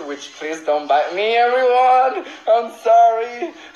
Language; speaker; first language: English; non-native, fluent; Spanish